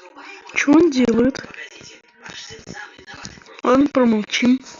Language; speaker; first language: Russian; native; Russian